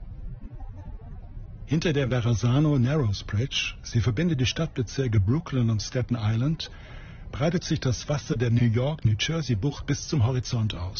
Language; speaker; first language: German; native; German